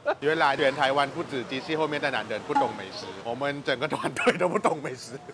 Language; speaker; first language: Chinese; non-native, fluent; Thai